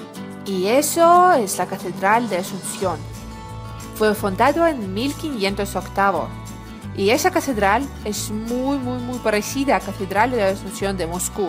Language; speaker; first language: Spanish; non-native, learner; Russian